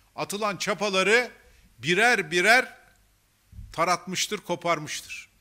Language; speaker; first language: Turkish; native; Turkish